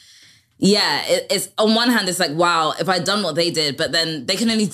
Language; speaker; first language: English; native; English